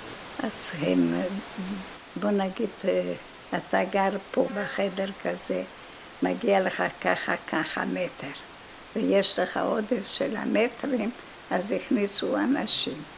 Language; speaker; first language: Hebrew; non-native, fluent; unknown